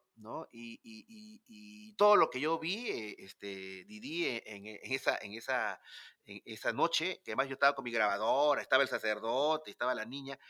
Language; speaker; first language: Spanish; native; Spanish